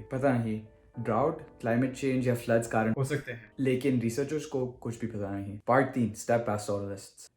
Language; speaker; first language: Hindi; early bilingual, heritage; Hindi